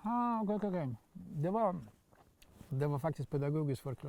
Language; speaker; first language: Swedish; non-native, fluent; Baluchi